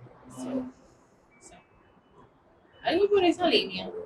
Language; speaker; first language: Spanish; early bilingual, heritage; English